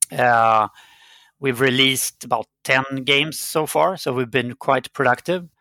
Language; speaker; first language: English; non-native, fluent; Swedish